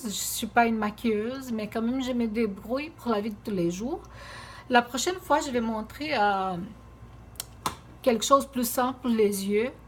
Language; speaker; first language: French; non-native, fluent; Portuguese